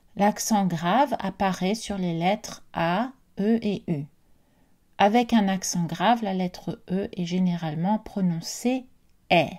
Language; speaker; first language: French; native; French